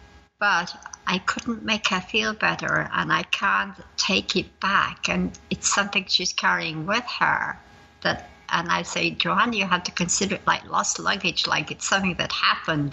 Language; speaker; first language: English; native; English